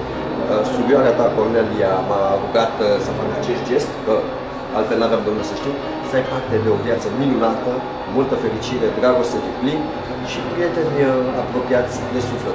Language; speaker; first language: Romanian; native; Romanian